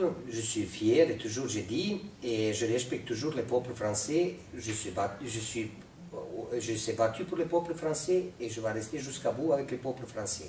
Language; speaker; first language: French; non-native, fluent; Serbian